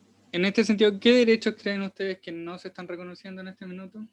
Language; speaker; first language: Spanish; native; Spanish